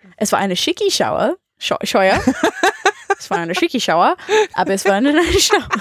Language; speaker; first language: German; non-native, learner; English